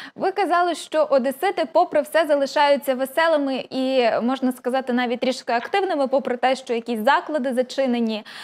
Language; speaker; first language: Ukrainian; native; Ukrainian